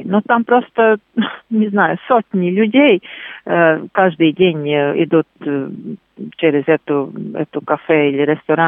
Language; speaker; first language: Russian; non-native, local second language; Latvian